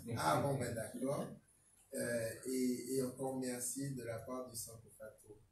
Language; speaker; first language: French; native; French